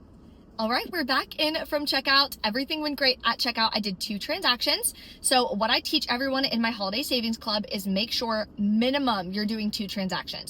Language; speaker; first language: English; native; English